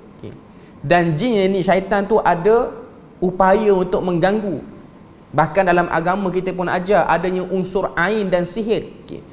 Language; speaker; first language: Malay; native; Malay